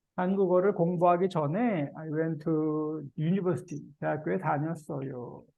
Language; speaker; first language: Korean; native; Korean